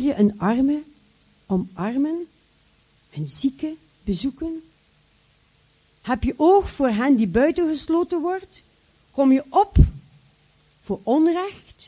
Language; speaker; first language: Dutch; native; Dutch